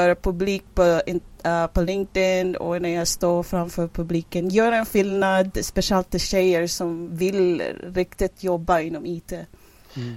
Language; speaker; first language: Swedish; non-native, fluent; English